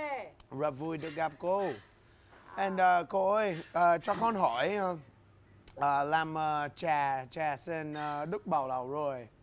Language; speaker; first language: Vietnamese; non-native, learner; English